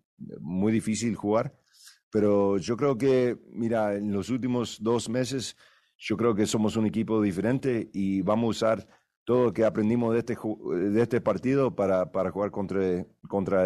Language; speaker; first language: Spanish; early bilingual, heritage; Spanish